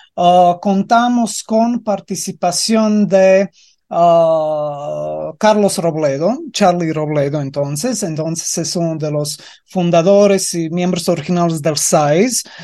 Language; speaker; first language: Spanish; non-native, fluent; Latvian